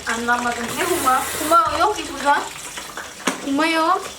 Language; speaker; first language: Turkish; non-native, learner; Indonesian